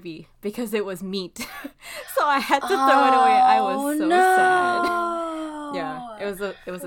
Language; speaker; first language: English; non-native, local second language; Filipino